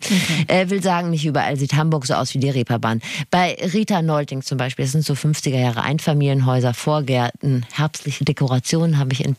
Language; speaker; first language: German; native; German